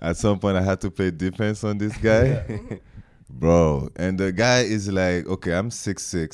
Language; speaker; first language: English; non-native, fluent; French